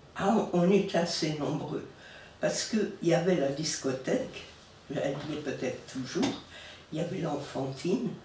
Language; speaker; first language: French; native; French